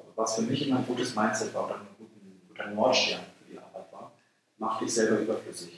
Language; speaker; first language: German; native; German